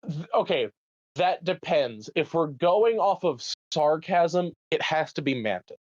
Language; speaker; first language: English; native; English